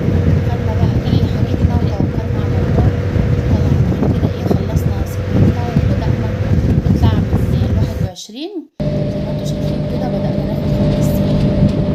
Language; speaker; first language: Arabic; native; Arabic